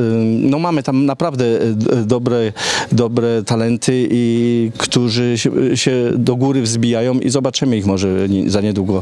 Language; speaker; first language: Polish; early bilingual, heritage; Polish